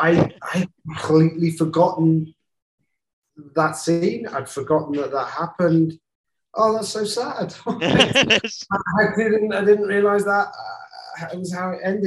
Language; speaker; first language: English; native; English